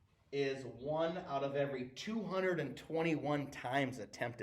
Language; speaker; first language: English; native; English